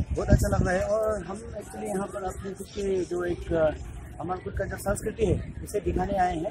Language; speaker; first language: Hindi; non-native, local second language; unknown